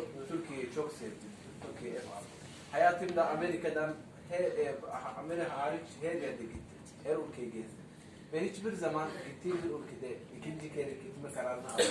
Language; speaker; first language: Turkish; non-native, fluent; Somali